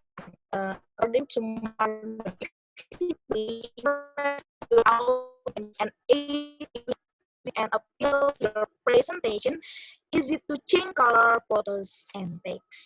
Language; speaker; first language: English; non-native, learner; Indonesian